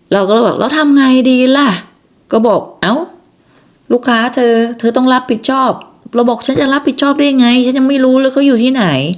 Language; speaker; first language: Thai; native; Thai